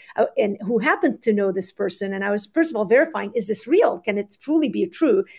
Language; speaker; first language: English; early bilingual, other home language; Arabic